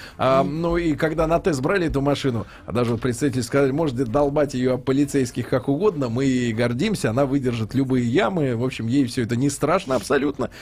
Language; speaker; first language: Russian; native; Russian